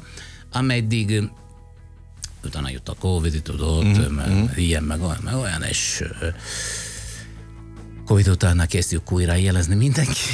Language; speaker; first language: Hungarian; non-native, fluent; Italian